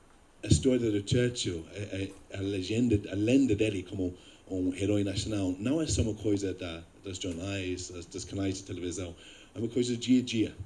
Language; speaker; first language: Portuguese; non-native, fluent; English